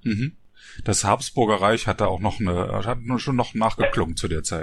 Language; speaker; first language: German; native; German